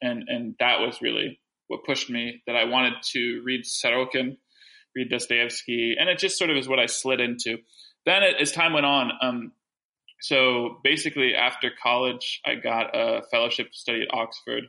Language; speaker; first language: English; early bilingual, other home language; French